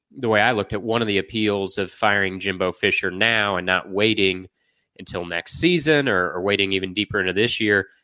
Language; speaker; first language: English; native; English